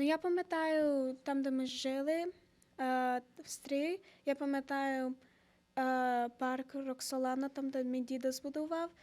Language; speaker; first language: Ukrainian; early bilingual, heritage; Ukrainian